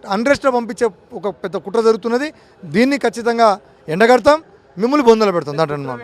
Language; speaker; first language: Telugu; non-native, local second language; Lambadi